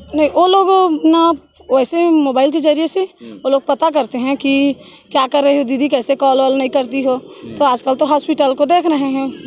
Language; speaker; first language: Hindi; native; Hindi